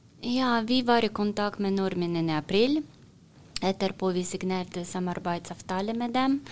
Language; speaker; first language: Norwegian; non-native, learner; Russian